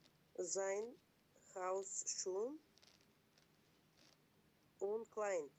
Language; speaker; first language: German; non-native, learner; Macedonian